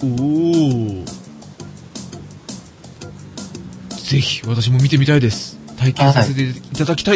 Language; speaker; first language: Japanese; native; Japanese